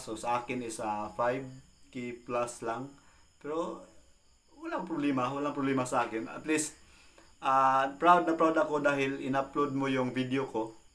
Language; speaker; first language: Filipino; non-native, local second language; Cebuano